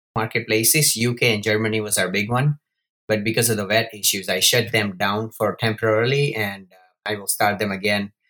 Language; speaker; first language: English; non-native, local second language; Gujarati